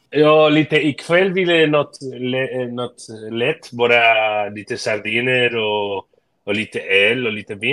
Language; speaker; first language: Swedish; early bilingual, heritage; Spanish